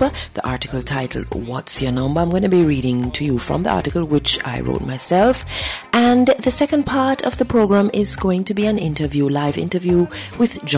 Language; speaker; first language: English; native; English